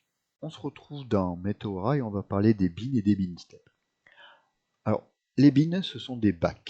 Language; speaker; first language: French; native; French